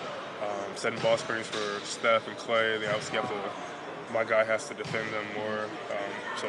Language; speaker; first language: English; native; English